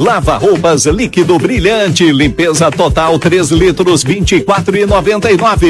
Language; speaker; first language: Portuguese; native; Portuguese